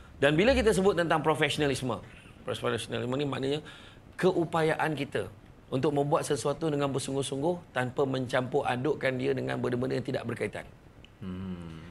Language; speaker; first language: Malay; native; Malay